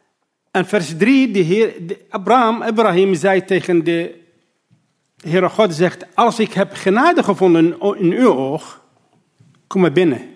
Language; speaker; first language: Dutch; non-native, learner; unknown